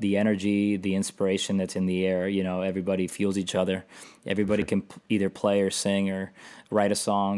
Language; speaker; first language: English; native; English